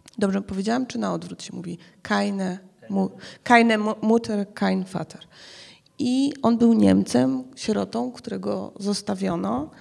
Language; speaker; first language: Polish; native; Polish